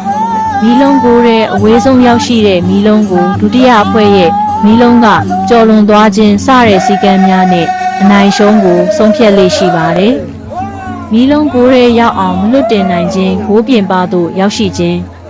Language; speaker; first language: Burmese; non-native, local second language; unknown